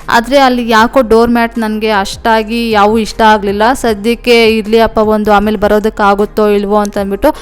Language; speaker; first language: Kannada; non-native, local second language; Telugu